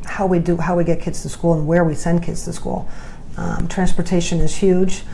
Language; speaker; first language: English; native; English